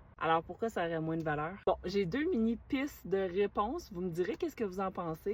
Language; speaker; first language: French; native; French